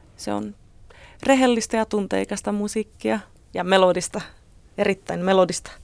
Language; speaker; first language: Finnish; non-native, fluent; Czech